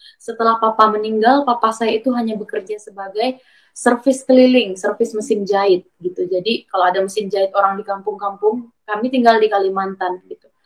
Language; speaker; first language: Indonesian; native; Indonesian